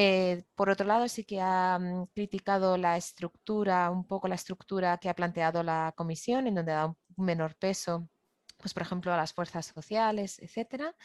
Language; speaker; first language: Spanish; native; Spanish